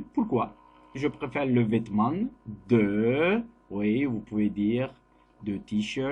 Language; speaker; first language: French; non-native, learner; Turkish